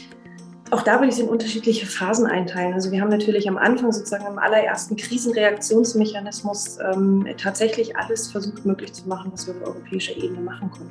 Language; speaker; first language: German; native; German